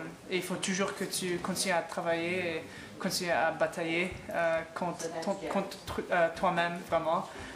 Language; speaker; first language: French; non-native, fluent; English